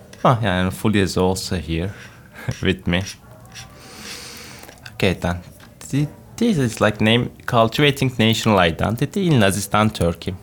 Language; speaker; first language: English; non-native, fluent; Turkish